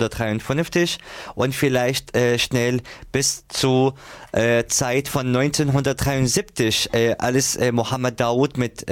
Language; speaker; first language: German; non-native, fluent; Arabic